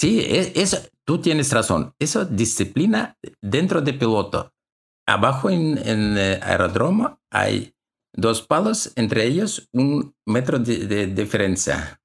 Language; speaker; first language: Spanish; non-native, learner; Russian